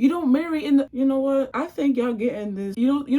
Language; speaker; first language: English; native; English